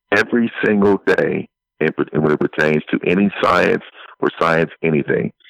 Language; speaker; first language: English; native; English